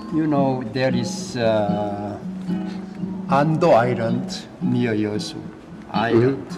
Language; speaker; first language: English; non-native, learner; Korean